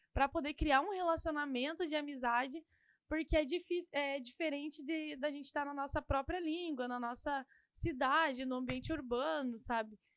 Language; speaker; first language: Portuguese; native; Portuguese